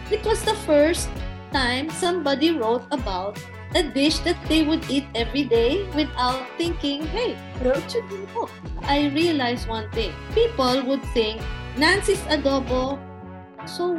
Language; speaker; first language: English; non-native, local second language; Filipino